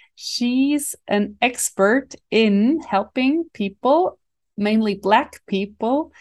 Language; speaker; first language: English; non-native, fluent; German